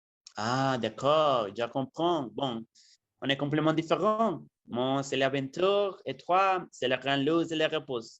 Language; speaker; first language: French; non-native, learner; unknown